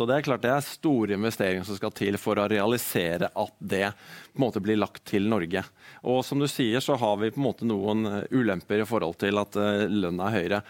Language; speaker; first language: Norwegian; native; Norwegian